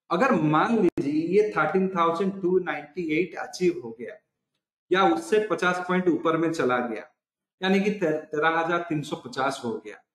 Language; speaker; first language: Hindi; non-native, local second language; Odia